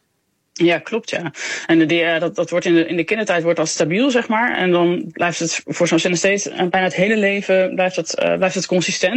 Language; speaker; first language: Dutch; native; Dutch